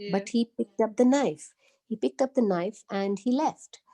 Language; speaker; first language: English; native; English